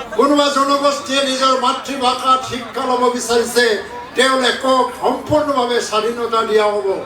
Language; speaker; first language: Assamese; non-native, local second language; Bodo